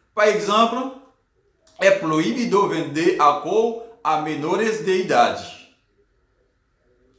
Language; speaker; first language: Portuguese; non-native, learner; Haitian Creole